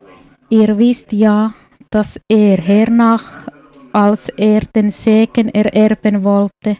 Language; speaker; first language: German; non-native, fluent; Swedish